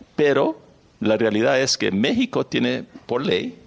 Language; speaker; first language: Spanish; early bilingual, heritage; Spanish